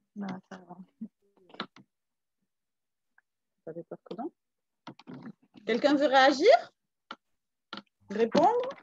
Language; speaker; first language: French; native; French